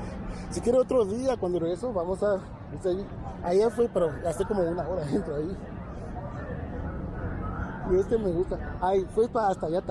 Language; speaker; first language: Spanish; non-native, learner; English